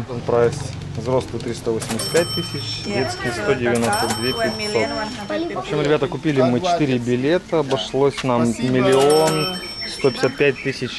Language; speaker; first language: Russian; native; Russian